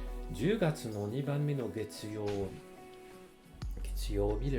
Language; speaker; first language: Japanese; non-native, fluent; French